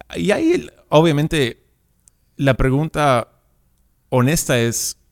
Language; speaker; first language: Spanish; native; Spanish